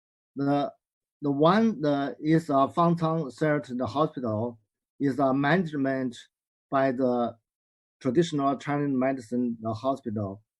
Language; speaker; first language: English; non-native, learner; Chinese